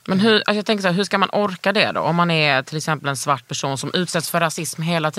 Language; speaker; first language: Swedish; native; Swedish